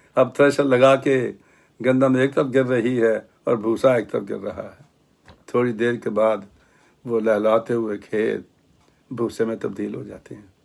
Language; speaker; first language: Urdu; non-native, local second language; Punjabi